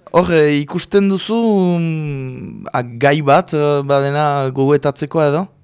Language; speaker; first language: Basque; native; Basque